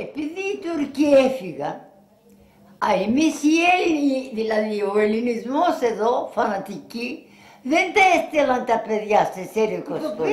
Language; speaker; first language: Greek; early bilingual, heritage; Greek